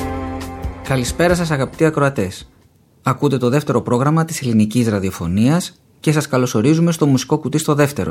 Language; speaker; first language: Greek; native; Greek